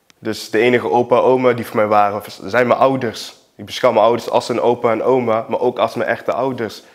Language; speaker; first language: Dutch; early bilingual, other home language; Portuguese